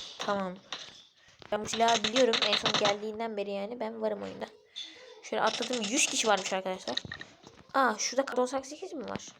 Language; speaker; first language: Turkish; native; Turkish